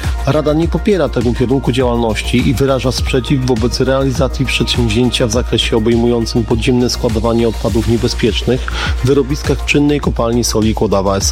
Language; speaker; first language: Polish; native; Polish